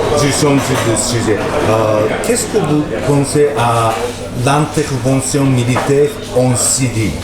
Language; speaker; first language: French; non-native, learner; Japanese